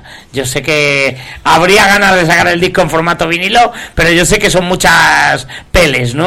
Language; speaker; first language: Spanish; native; Spanish